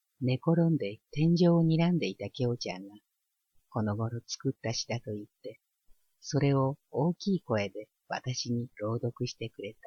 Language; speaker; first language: Japanese; native; Japanese